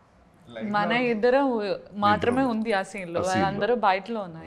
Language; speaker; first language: Telugu; non-native, local second language; Malayalam